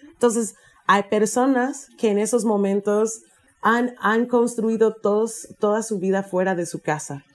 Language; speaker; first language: Spanish; non-native, fluent; English